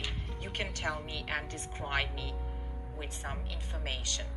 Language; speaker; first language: English; non-native, fluent; Serbian